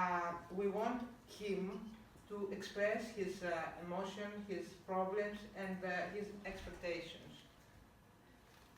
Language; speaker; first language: English; non-native, learner; Greek